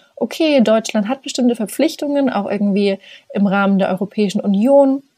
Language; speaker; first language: German; native; German